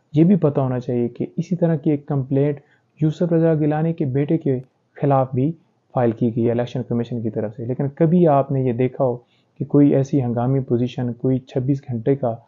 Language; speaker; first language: Urdu; native; Urdu